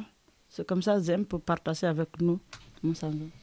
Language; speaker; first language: French; non-native, learner; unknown